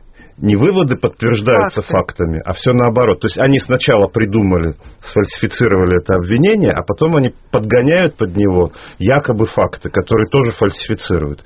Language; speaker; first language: Russian; native; Russian